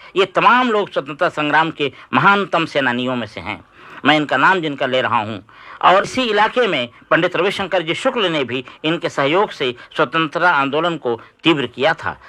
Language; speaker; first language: Hindi; native; Hindi